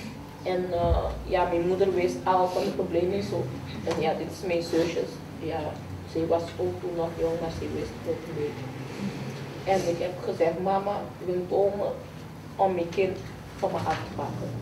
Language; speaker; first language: Dutch; early bilingual, other home language; Papiamento